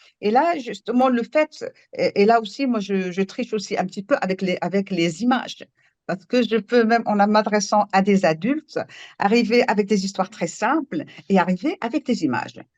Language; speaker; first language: French; non-native, local second language; Arabic